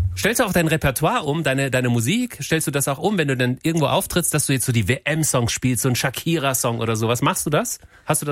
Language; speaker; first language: German; native; German